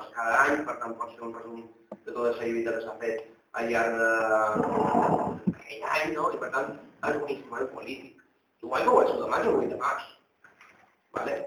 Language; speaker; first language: Catalan; native; Catalan